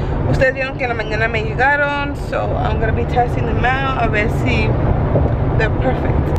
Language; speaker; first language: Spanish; early bilingual, heritage; Spanish